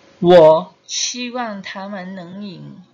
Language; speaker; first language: Chinese; non-native, fluent; Indonesian